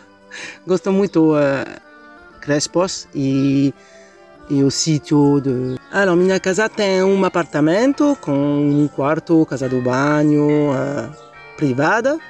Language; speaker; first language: Portuguese; non-native, learner; French